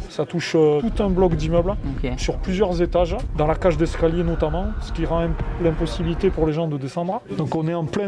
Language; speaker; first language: French; native; French